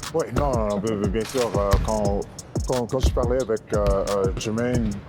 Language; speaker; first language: French; non-native, local second language; English